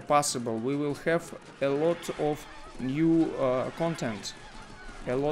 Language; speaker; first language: English; non-native, learner; Russian